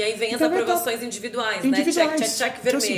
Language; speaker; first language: Portuguese; native; Portuguese